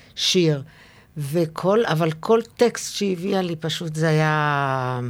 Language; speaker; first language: Hebrew; native; Hebrew